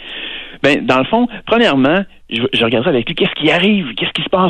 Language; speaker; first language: French; native; French